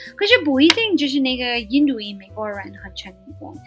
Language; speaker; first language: Chinese; non-native, fluent; English